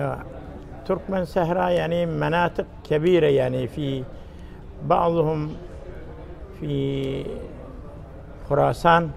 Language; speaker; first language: Arabic; non-native, learner; Turkmen